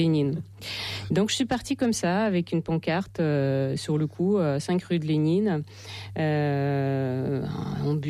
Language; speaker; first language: French; non-native, fluent; Russian